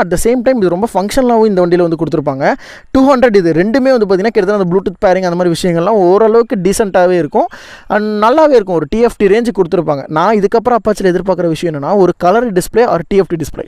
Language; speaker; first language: Tamil; native; Tamil